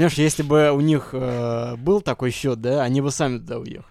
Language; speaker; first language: Russian; native; Russian